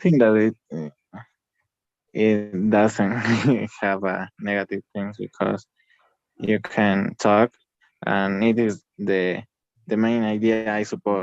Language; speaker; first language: English; non-native, learner; Spanish